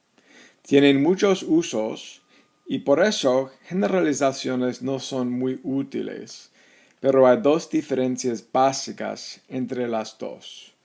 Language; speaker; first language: Spanish; non-native, fluent; English